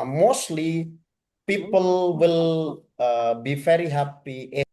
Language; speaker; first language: English; non-native, fluent; Indonesian